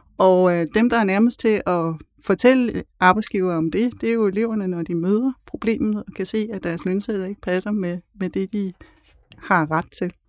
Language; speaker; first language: Danish; native; Danish